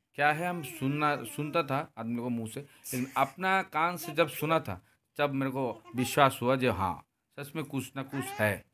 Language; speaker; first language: Hindi; non-native, local second language; Bangla